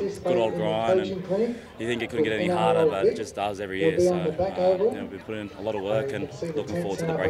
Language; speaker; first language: English; native; English